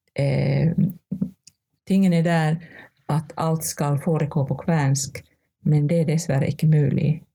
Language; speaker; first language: Norwegian; non-native, fluent; Finnish